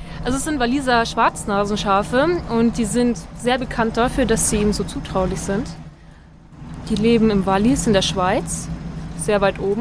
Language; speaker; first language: German; native; German